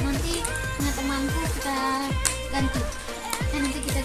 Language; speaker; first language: Indonesian; native; Indonesian